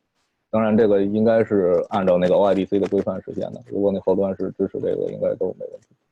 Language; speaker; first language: Chinese; native; Chinese